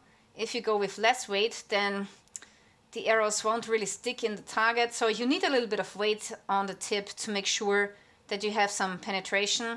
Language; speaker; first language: English; non-native, fluent; German